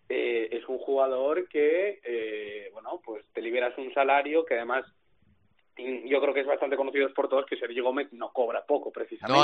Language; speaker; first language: Spanish; native; Spanish